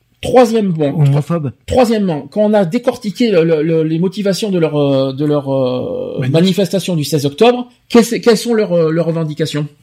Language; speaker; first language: French; native; French